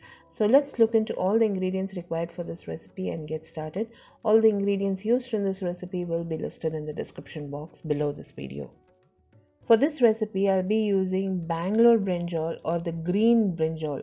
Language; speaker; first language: English; non-native, local second language; Tamil